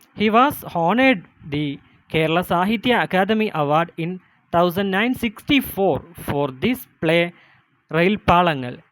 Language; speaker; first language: English; non-native, local second language; Malayalam